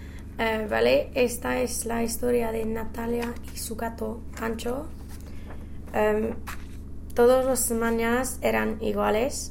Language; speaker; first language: Spanish; non-native, learner; English